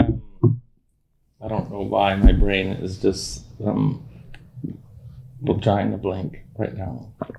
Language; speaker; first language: English; early bilingual, other home language; Spanish